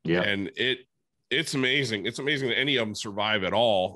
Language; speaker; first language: English; native; English